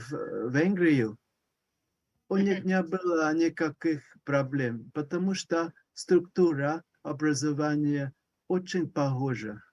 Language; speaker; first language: Russian; non-native, learner; Hungarian